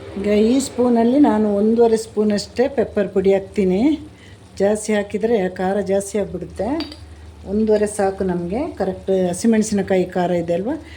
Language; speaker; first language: Kannada; non-native, local second language; Malayalam